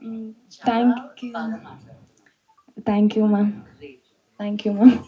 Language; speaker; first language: Telugu; non-native, learner; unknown